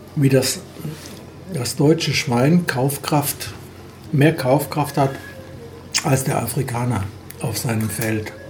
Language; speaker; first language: German; native; German